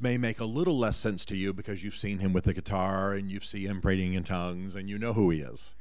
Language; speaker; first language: English; native; English